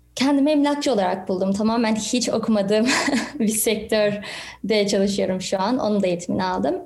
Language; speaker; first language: Turkish; early bilingual, heritage; Turkish